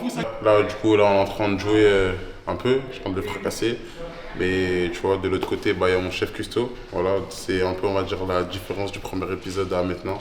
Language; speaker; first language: French; native; French